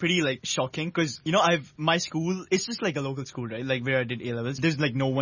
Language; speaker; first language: English; non-native, local second language; Urdu